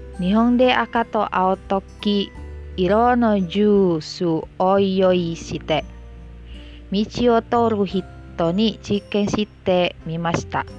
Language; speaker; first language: Japanese; non-native, learner; Indonesian